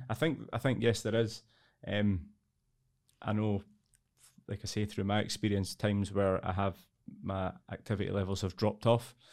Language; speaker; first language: English; native; English